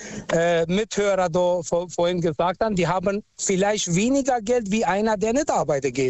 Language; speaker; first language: German; non-native, local second language; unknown